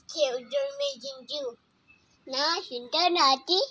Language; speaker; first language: Hindi; non-native, local second language; Khasi